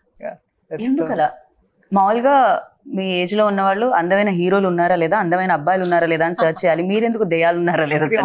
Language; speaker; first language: Telugu; native; Telugu